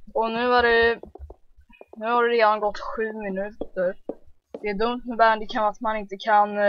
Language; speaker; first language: Swedish; early bilingual, heritage; Swedish